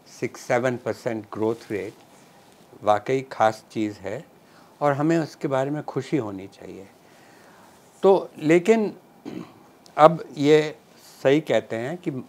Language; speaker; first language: Hindi; non-native, local second language; Punjabi